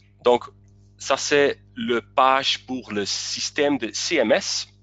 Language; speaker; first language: French; non-native, local second language; Dutch